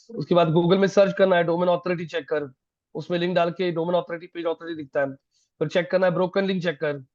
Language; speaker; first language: Hindi; non-native, local second language; Marathi